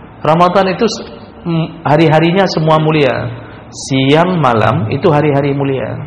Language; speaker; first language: Malay; non-native, local second language; Achinese